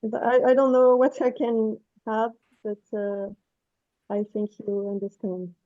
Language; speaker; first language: English; non-native, fluent; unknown